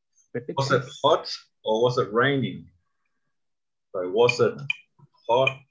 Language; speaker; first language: English; non-native, fluent; Spanish